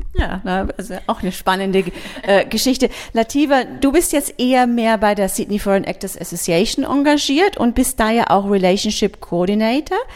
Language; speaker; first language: German; native; German